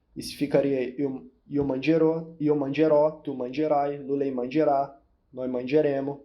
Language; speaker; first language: Italian; non-native, learner; Portuguese